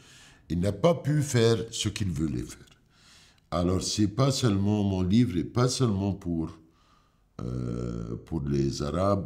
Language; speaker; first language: French; non-native, fluent; Arabic